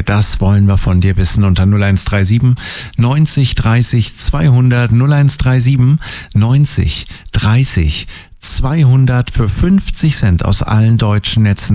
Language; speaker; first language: German; native; German